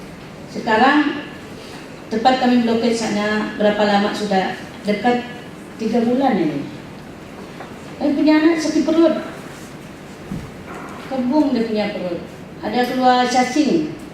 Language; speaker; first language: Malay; non-native, local second language; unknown